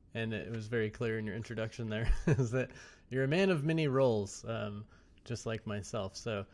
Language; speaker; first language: English; native; English